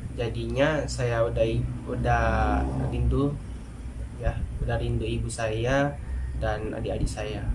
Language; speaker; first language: Indonesian; non-native, fluent; Filipino